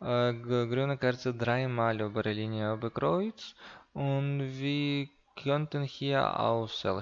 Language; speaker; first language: German; non-native, learner; Russian